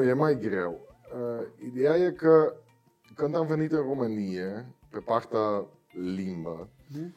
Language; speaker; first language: Romanian; non-native, learner; Dutch